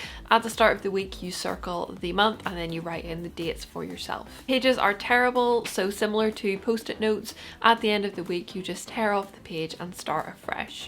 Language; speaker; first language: English; native; English